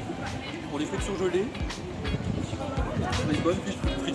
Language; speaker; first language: French; native; French